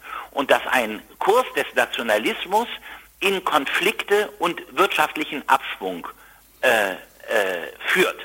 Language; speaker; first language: German; native; German